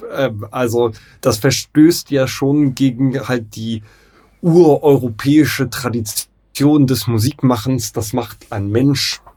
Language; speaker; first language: German; native; German